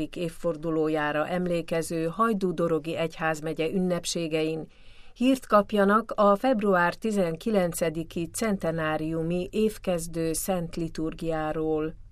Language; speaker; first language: Hungarian; native; Hungarian